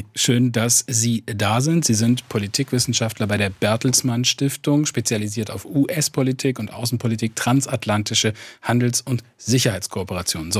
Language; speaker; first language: German; native; German